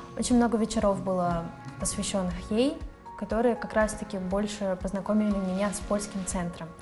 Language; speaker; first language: Russian; native; Russian